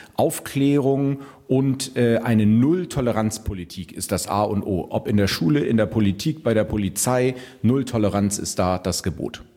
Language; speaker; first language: German; native; German